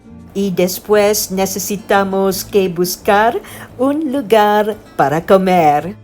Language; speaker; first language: Spanish; non-native, learner; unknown